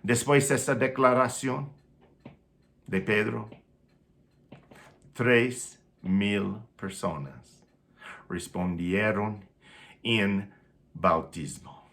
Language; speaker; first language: Spanish; non-native, fluent; English